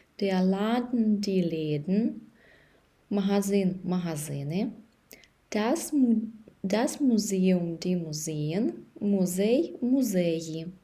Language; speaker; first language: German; non-native, fluent; Ukrainian